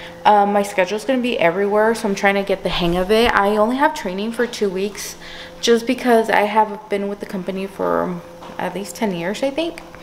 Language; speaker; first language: English; early bilingual, other home language; Spanish